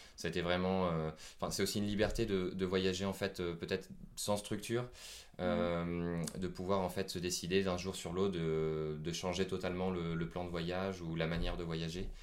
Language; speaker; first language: French; native; French